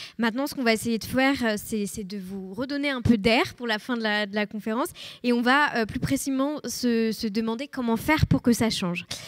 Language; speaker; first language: French; native; French